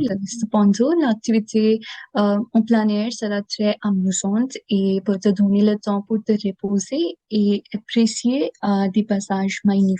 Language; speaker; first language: French; non-native, learner; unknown